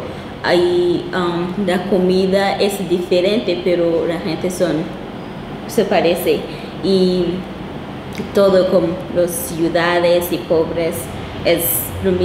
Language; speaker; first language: Spanish; non-native, local second language; Kinyarwanda